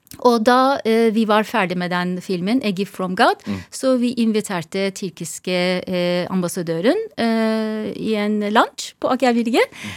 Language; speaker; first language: Norwegian; non-native, fluent; Turkish